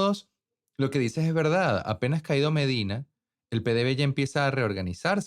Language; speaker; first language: Spanish; native; Spanish